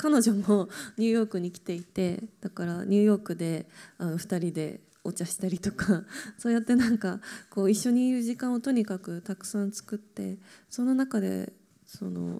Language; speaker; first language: Japanese; native; Japanese